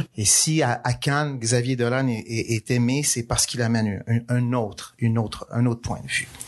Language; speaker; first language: French; native; French